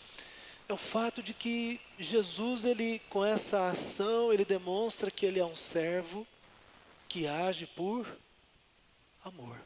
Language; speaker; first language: Portuguese; native; Portuguese